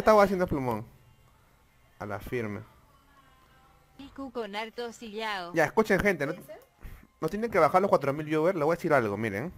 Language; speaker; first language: Spanish; native; Spanish